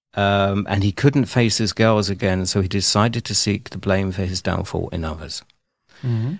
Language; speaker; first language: English; native; English